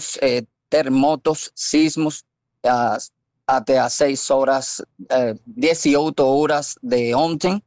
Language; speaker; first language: Portuguese; non-native, fluent; Spanish